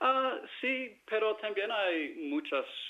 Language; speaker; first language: Spanish; non-native, fluent; English